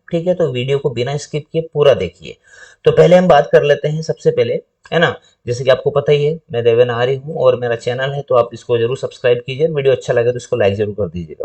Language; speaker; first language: Hindi; native; Hindi